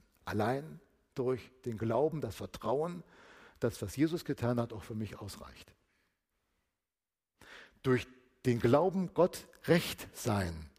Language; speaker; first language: German; native; German